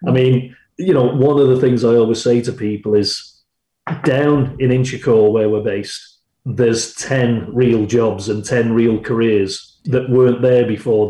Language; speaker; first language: English; native; English